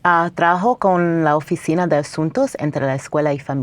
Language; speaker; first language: Spanish; non-native, fluent; English